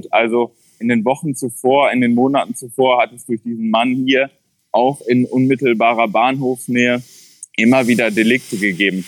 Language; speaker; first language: German; native; German